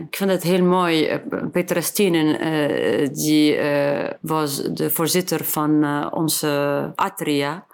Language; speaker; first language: Dutch; non-native, fluent; Arabic